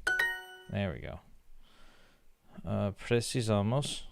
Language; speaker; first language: Portuguese; non-native, learner; English